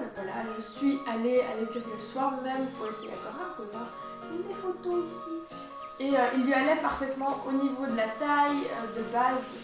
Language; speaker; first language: French; native; French